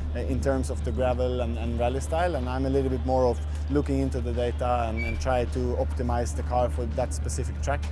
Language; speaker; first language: English; non-native, fluent; Swedish